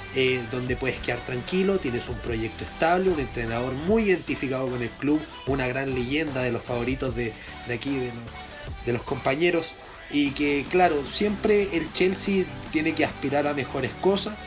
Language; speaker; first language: Spanish; native; Spanish